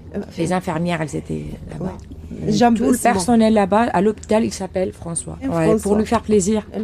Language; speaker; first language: French; non-native, local second language; Arabic